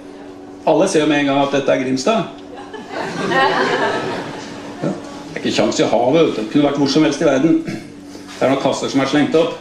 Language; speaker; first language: Norwegian; native; Norwegian